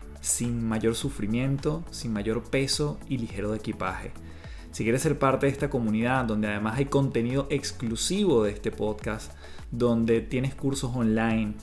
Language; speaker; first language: Spanish; native; Spanish